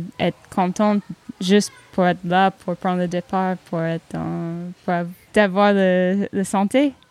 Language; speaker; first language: French; non-native, learner; English